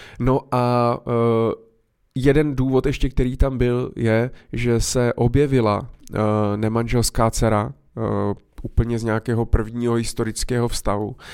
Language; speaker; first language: Czech; native; Czech